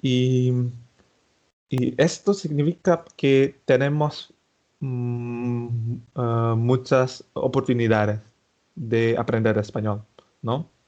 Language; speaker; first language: Spanish; non-native, fluent; Indonesian